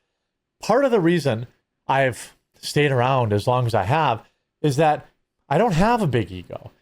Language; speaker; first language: English; native; English